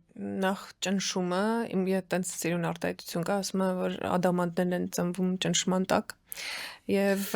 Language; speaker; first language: Armenian; early bilingual, heritage; Armenian